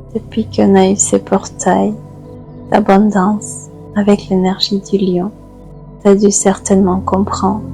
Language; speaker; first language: French; native; French